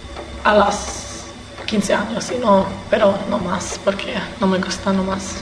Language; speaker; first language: Spanish; early bilingual, heritage; English